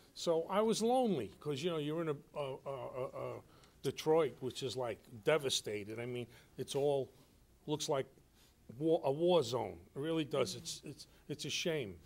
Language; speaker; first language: English; native; English